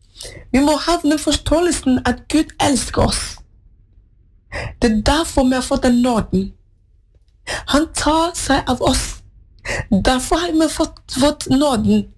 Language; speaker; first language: Norwegian; non-native, fluent; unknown